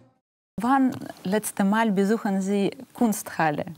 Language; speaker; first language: German; non-native, learner; Russian